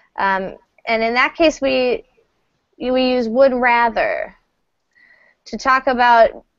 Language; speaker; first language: English; native; English